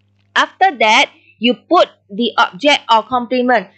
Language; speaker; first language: English; non-native, fluent; Indonesian